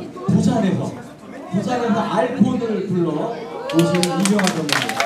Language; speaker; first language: Korean; native; Korean